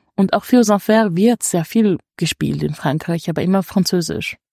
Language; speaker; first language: German; native; German